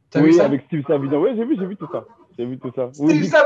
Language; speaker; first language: French; non-native, fluent; English